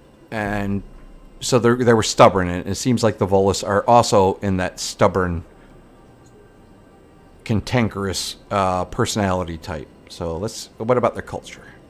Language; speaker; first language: English; native; English